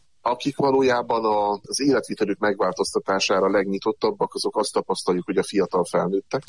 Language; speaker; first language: Hungarian; native; Hungarian